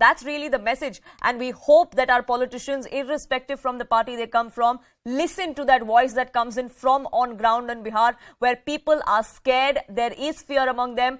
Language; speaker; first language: English; non-native, local second language; Hindi